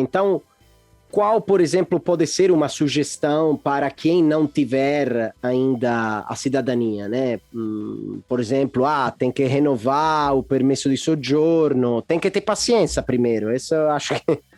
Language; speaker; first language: Portuguese; non-native, fluent; Italian